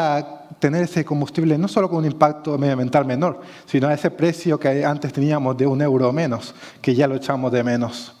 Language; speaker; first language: Spanish; native; Spanish